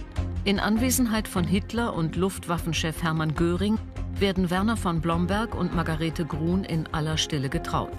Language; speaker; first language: German; native; German